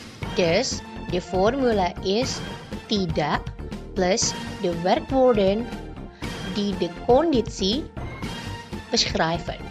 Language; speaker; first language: Dutch; non-native, learner; Indonesian